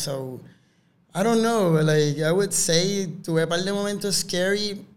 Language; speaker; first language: English; non-native, local second language; Spanish